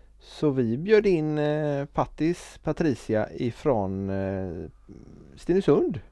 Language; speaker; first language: Swedish; native; Swedish